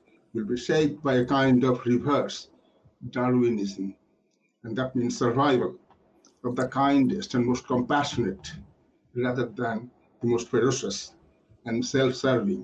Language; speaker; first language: English; non-native, local second language; Bangla